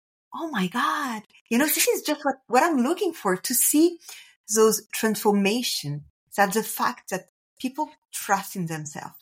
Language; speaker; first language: English; non-native, fluent; French